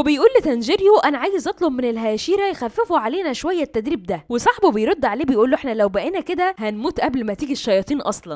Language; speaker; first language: Arabic; native; Arabic